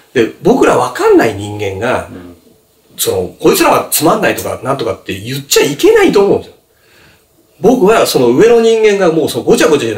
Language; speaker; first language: Japanese; native; Japanese